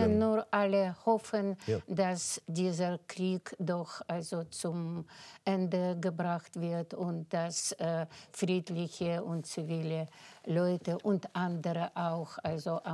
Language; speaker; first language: German; non-native, fluent; Russian